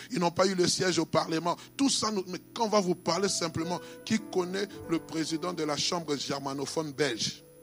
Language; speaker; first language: French; non-native, local second language; Lingala